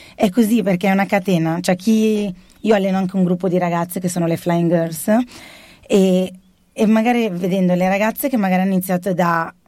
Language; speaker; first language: Italian; early bilingual, other home language; Arabic